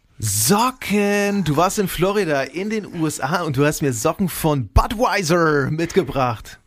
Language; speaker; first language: German; native; German